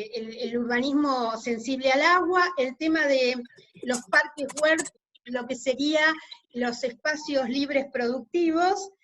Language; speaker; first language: Spanish; native; Spanish